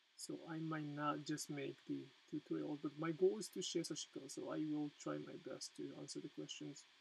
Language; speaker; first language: English; non-native, fluent; Japanese